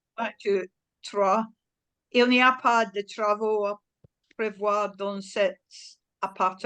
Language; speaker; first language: French; non-native, learner; English